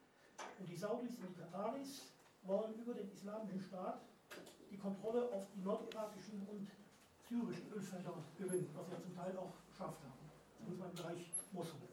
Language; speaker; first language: German; native; German